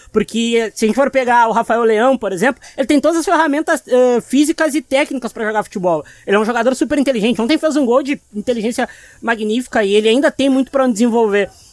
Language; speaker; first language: Portuguese; native; Portuguese